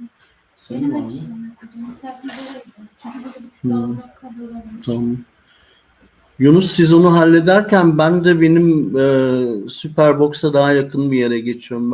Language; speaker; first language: Turkish; early bilingual, heritage; Turkish